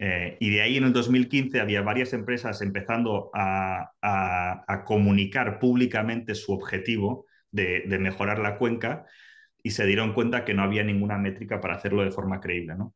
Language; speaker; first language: Spanish; native; Spanish